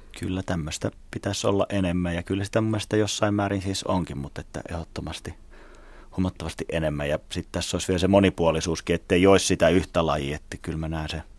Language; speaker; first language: Finnish; native; Finnish